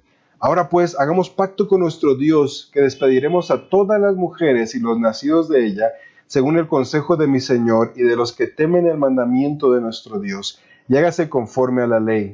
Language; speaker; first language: Spanish; native; Spanish